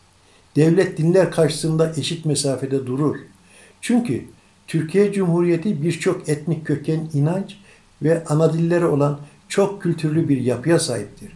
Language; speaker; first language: Turkish; native; Turkish